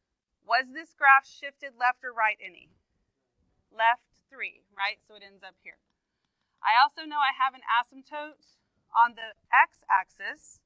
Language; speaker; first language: English; native; English